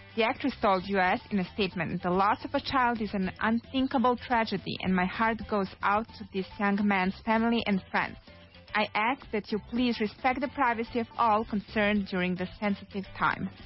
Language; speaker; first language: English; non-native, fluent; Serbian